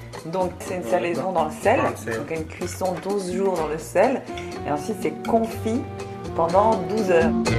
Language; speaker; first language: French; native; French